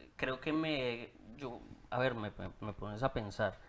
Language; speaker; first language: Spanish; native; Spanish